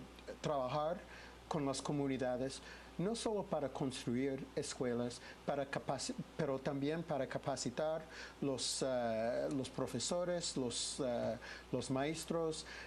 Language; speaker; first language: Spanish; non-native, fluent; English